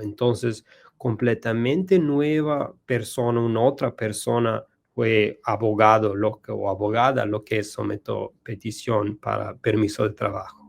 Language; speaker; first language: Spanish; non-native, learner; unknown